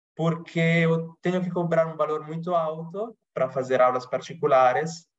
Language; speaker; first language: Portuguese; non-native, fluent; Italian